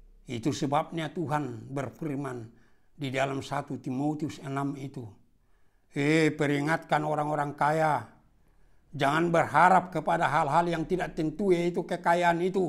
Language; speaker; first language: Indonesian; non-native, local second language; Batak Toba